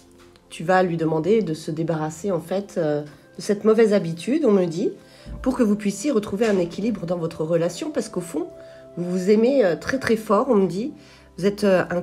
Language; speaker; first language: French; native; French